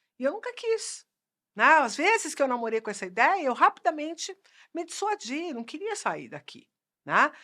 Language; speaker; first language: Portuguese; native; Portuguese